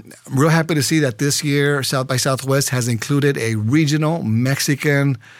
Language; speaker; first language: English; early bilingual, other home language; Spanish